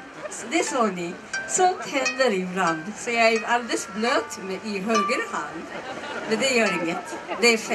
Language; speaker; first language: Swedish; non-native, learner; Japanese